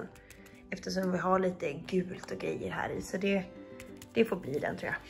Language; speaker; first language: Swedish; native; Swedish